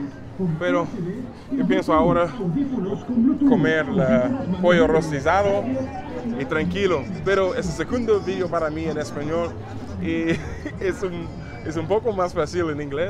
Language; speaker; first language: Spanish; non-native, learner; English